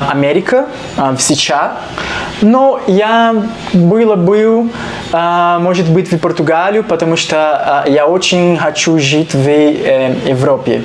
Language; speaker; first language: Russian; non-native, learner; Portuguese